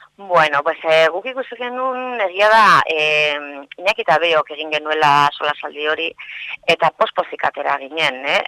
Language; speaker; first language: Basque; non-native, local second language; Spanish